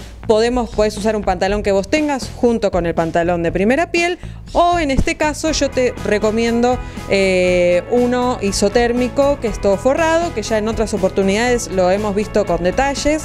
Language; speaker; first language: Spanish; native; Spanish